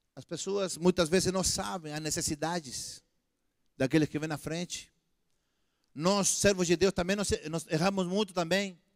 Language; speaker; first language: Portuguese; non-native, fluent; Spanish